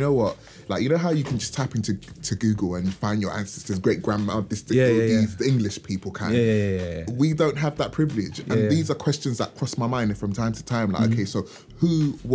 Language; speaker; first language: English; native; English